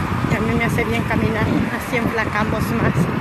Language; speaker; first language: Spanish; native; Spanish